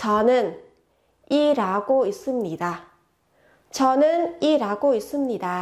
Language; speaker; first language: Korean; non-native, fluent; Vietnamese